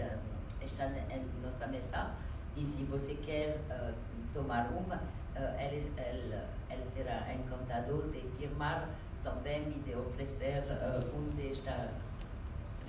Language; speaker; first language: Spanish; non-native, learner; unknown